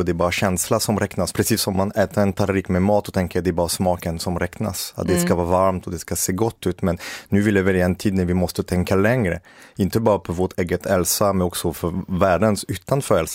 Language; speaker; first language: Swedish; native; Swedish